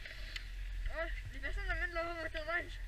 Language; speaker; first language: French; native; French